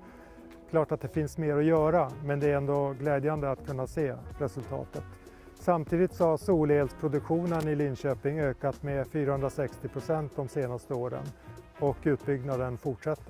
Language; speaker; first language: Swedish; native; Swedish